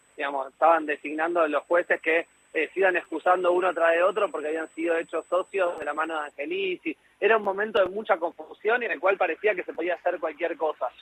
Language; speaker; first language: Spanish; native; Spanish